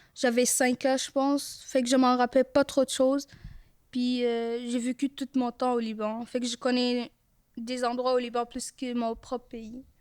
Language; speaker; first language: French; early bilingual, other home language; Arabic